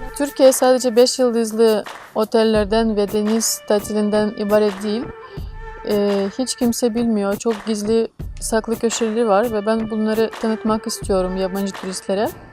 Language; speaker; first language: Turkish; non-native, fluent; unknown